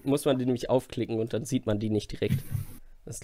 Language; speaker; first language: German; native; German